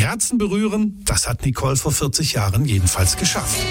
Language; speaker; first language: German; native; German